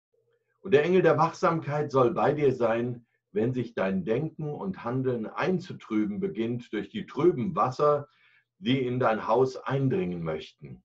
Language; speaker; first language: German; native; German